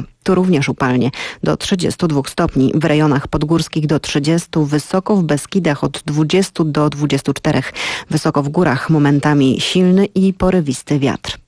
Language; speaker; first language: Polish; native; Polish